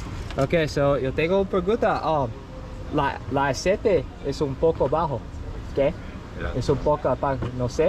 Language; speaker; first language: Spanish; non-native, learner; English